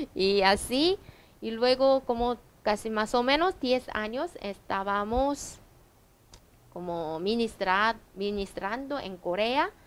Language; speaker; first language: Spanish; non-native, learner; Korean